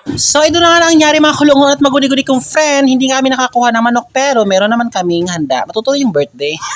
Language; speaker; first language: Filipino; non-native, local second language; Cebuano